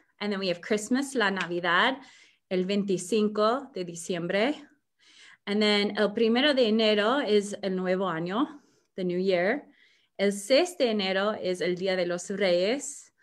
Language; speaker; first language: Spanish; non-native, fluent; English